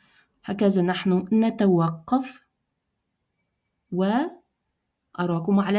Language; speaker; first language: Arabic; non-native, fluent; Russian